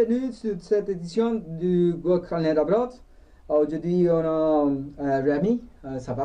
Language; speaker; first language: French; non-native, learner; Spanish